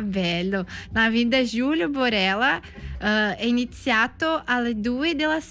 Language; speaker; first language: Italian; non-native, learner; Portuguese